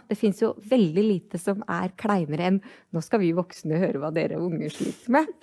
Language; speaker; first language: Norwegian; native; Norwegian